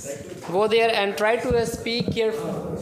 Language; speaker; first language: English; non-native, local second language; Hindi